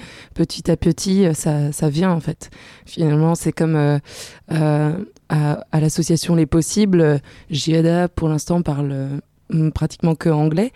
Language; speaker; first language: French; native; French